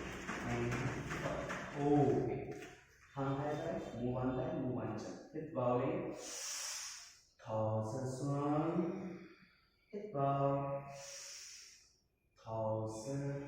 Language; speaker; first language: Vietnamese; non-native, learner; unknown